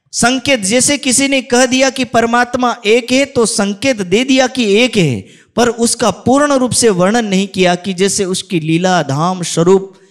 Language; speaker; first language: Hindi; native; Hindi